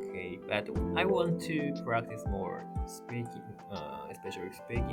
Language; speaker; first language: English; non-native, learner; Japanese